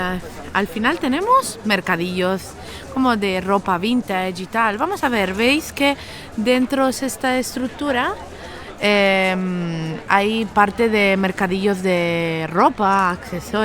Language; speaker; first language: Spanish; non-native, local second language; Catalan